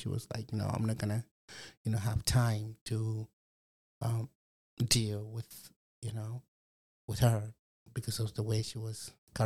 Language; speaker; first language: English; non-native, local second language; Nyanja